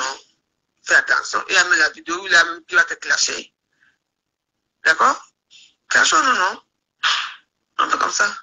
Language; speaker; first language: French; native; French